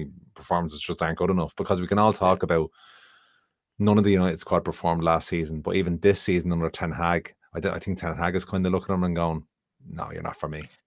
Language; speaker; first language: English; native; English